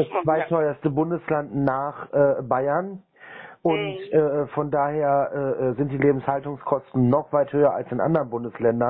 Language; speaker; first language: German; native; German